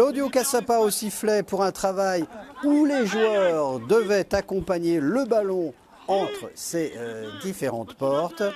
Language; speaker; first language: French; native; French